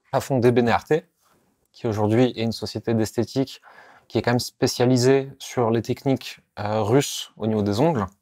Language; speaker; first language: French; native; French